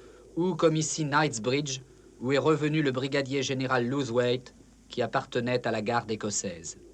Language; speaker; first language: French; native; French